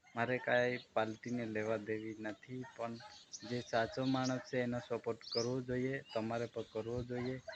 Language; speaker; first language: Gujarati; non-native, local second language; Bhili